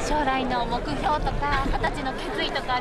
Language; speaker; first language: Japanese; native; Japanese